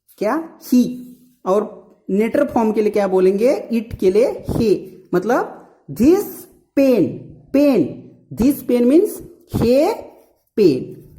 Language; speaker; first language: Hindi; non-native, local second language; Marathi